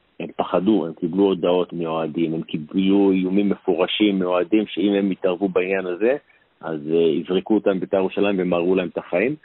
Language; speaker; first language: Hebrew; native; Hebrew